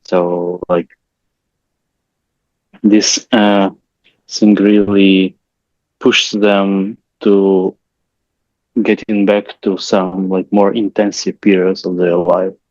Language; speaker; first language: English; non-native, learner; Russian